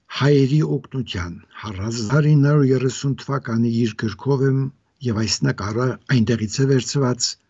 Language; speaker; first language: Armenian; native; Armenian